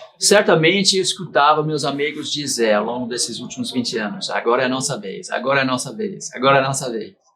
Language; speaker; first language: Portuguese; non-native, fluent; English